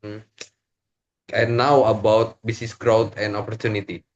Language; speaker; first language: English; non-native, learner; Indonesian